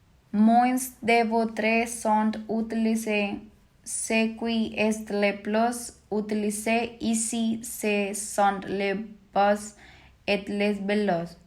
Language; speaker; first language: French; non-native, learner; Spanish